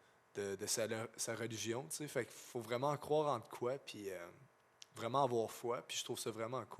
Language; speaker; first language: French; native; French